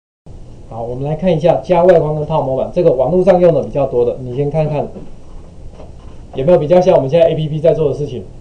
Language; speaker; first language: Chinese; native; Chinese